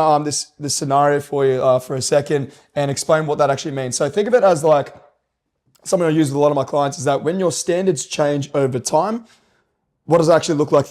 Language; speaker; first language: English; native; English